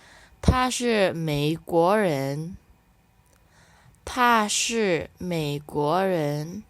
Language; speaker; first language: Chinese; non-native, learner; Indonesian